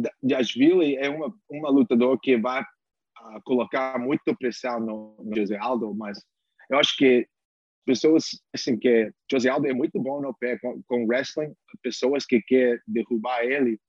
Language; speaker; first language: Portuguese; non-native, fluent; English